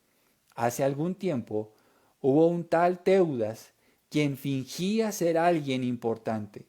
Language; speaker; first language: Spanish; native; Spanish